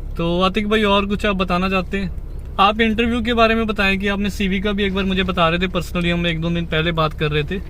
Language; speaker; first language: Hindi; non-native, local second language; Punjabi